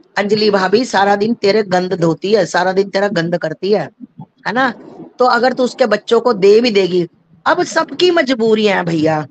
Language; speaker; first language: Hindi; native; Hindi